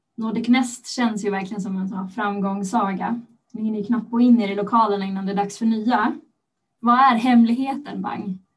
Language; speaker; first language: Swedish; native; Swedish